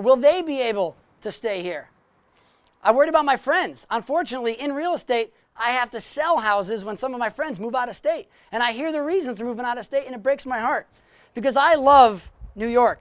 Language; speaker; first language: English; native; English